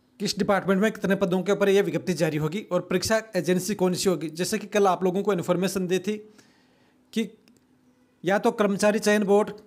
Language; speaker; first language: Hindi; native; Hindi